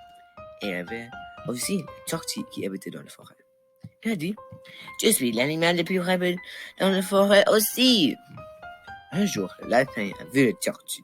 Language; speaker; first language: French; non-native, local second language; English